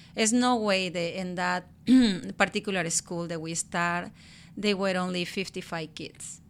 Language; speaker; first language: English; non-native, learner; Spanish